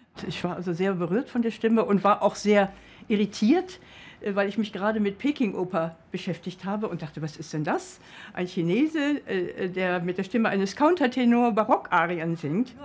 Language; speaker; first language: German; native; German